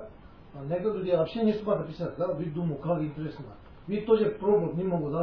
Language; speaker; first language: Russian; non-native, learner; Tibetan